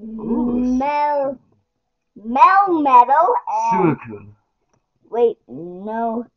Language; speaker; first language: English; native; English